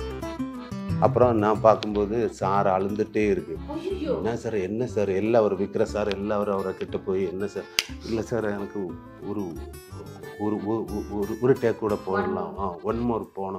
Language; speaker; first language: Tamil; non-native, learner; Malayalam